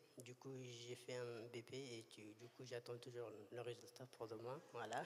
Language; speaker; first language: French; early bilingual, other home language; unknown